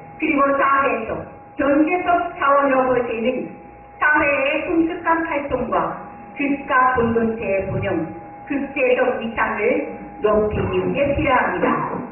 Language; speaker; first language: Korean; non-native, fluent; Japanese